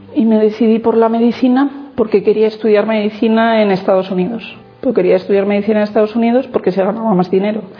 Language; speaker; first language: Spanish; native; Spanish